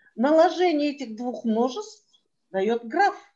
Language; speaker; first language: Russian; non-native, local second language; Kyrgyz